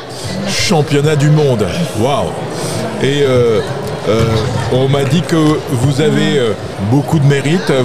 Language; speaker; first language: French; native; French